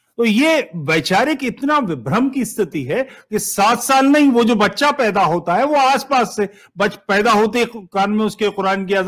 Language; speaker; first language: Hindi; native; Hindi